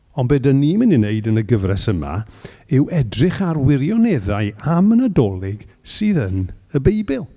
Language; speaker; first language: Welsh; native; Welsh